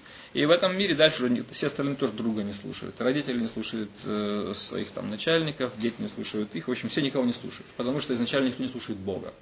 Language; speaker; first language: Russian; native; Russian